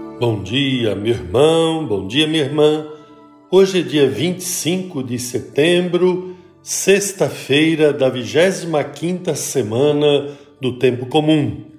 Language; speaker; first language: Portuguese; native; Portuguese